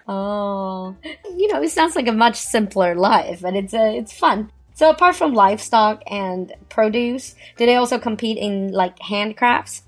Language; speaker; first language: English; non-native, fluent; Chinese